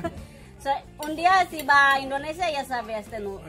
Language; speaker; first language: Spanish; non-native, learner; Indonesian